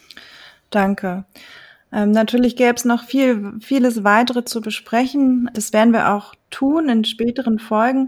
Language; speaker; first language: German; native; German